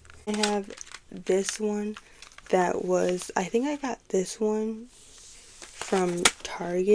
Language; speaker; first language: English; native; English